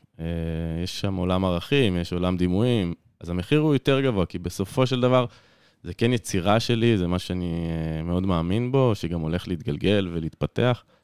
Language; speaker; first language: Hebrew; native; Hebrew